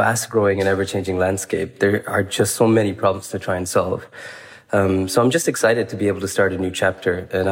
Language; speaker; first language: English; non-native, local second language; Bangla